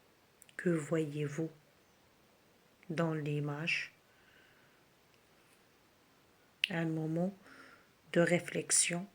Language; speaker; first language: French; non-native, local second language; Arabic